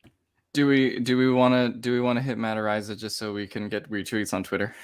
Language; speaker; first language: English; native; English